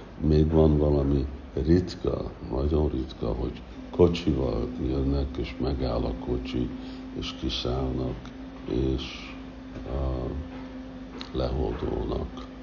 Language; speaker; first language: Hungarian; early bilingual, heritage; Hungarian